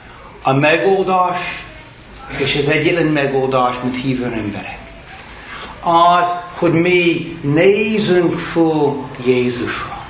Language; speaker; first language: Hungarian; non-native, learner; English